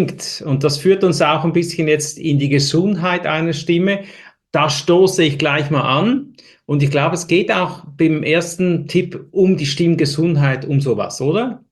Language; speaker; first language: German; native; German